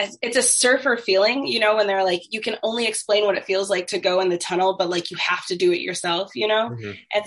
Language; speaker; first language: English; native; English